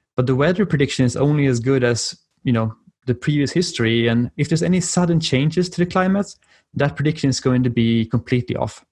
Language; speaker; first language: English; non-native, fluent; Swedish